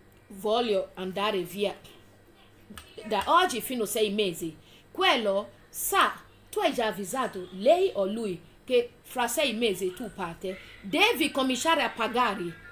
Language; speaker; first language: Italian; non-native, fluent; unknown